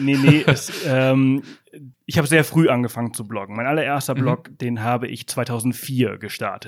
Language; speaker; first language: German; native; German